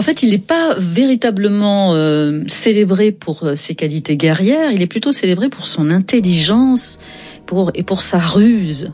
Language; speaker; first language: French; native; French